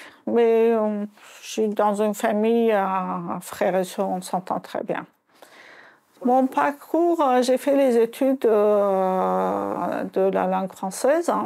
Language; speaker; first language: French; non-native, fluent; Azerbaijani